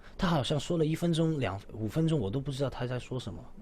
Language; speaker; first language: Chinese; non-native, local second language; Cantonese